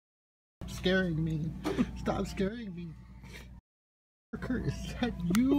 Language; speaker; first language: English; native; English